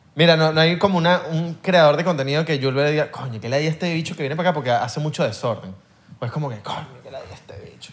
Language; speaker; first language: Spanish; native; Spanish